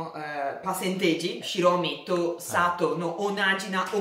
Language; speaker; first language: Japanese; non-native, learner; Italian